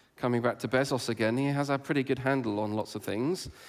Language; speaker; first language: English; native; English